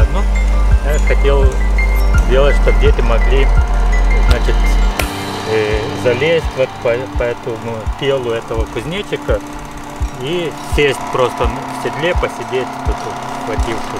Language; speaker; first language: Russian; non-native, fluent; Lithuanian